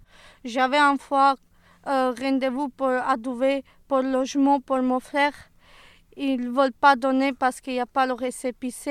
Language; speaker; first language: French; non-native, learner; Serbian